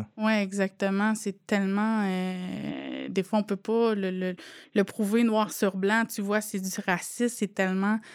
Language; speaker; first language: French; non-native, local second language; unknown